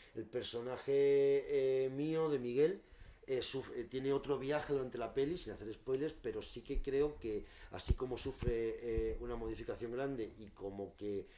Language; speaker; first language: Spanish; native; Spanish